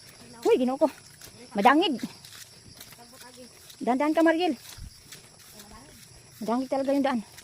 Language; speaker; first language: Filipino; non-native, local second language; Cebuano